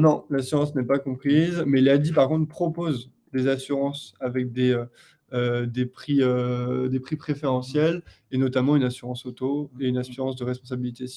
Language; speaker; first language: French; native; French